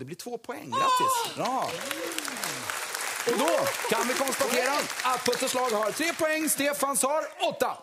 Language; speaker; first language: Swedish; native; Swedish